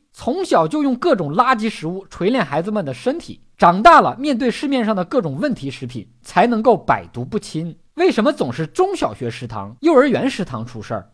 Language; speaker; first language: Chinese; native; Chinese